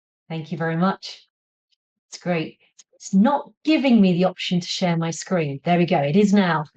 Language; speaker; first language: English; native; English